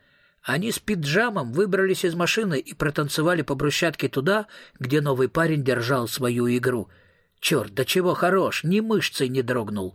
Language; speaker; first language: Russian; native; Russian